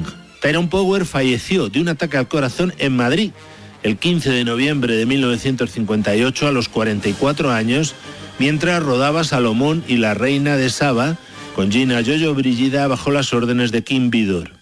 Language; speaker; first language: Spanish; native; Spanish